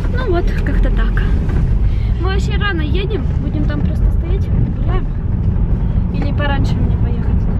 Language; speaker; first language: Russian; early bilingual, heritage; Russian